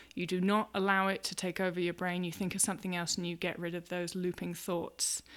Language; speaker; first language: English; native; English